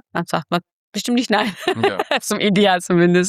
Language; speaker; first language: German; non-native, fluent; Kurdish